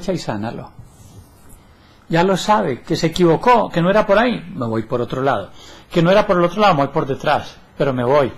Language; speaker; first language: Spanish; native; Spanish